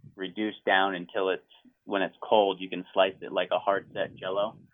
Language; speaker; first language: English; native; English